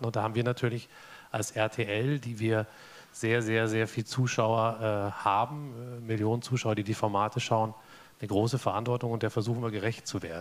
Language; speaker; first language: German; native; German